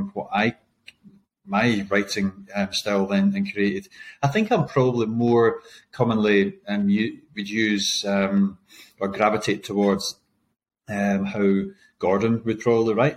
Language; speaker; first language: English; native; English